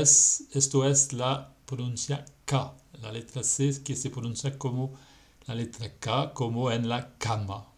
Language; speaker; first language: Spanish; non-native, fluent; French